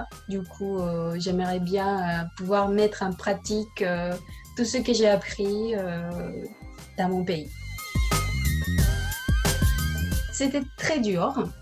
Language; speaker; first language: French; non-native, learner; Spanish